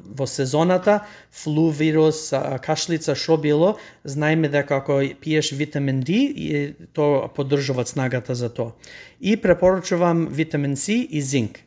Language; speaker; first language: Macedonian; early bilingual, heritage; Macedonian